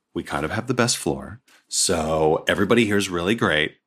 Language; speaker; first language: English; native; English